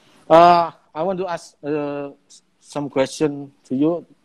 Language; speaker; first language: English; non-native, learner; Indonesian